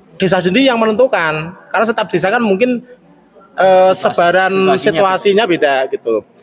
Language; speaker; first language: Indonesian; native; Indonesian